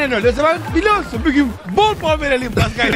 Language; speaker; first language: Turkish; non-native, learner; Italian